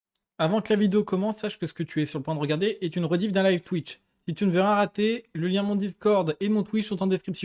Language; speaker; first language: French; native; French